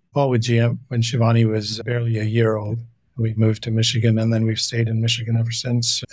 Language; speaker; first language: English; non-native, local second language; Hindi